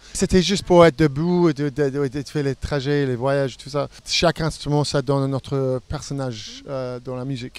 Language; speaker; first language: French; non-native, fluent; English